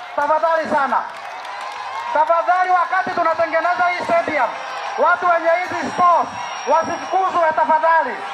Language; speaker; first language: Swahili; non-native, local second language; Kikuyu